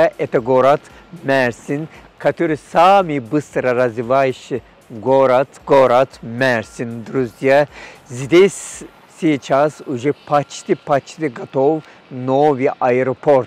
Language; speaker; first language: Russian; non-native, learner; Turkish